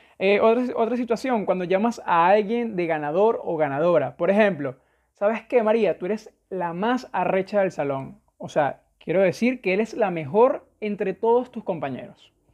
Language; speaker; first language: Spanish; native; Spanish